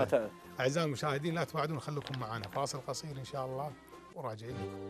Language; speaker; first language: Arabic; native; Arabic